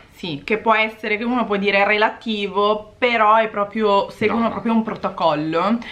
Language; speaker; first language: Italian; native; Italian